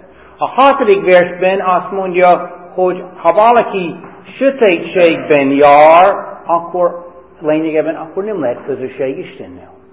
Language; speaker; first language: Hungarian; non-native, fluent; English